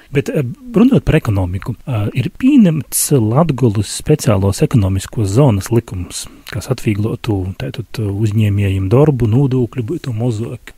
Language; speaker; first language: Latvian; native; Latvian